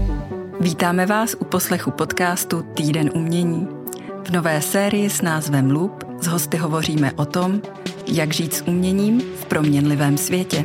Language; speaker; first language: Czech; native; Czech